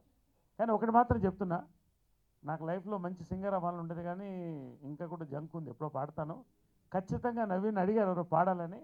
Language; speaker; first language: Telugu; native; Telugu